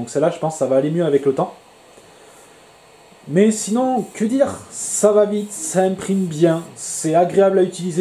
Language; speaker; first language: French; native; French